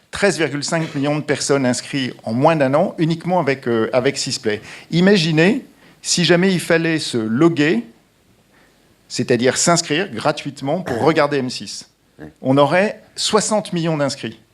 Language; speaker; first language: French; native; French